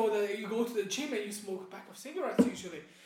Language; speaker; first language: English; non-native, fluent; Hungarian